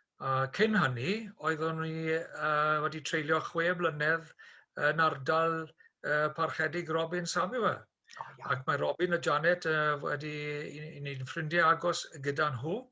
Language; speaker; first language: Welsh; native; Welsh